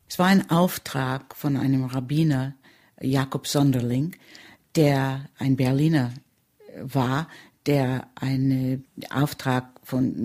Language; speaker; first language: German; early bilingual, heritage; German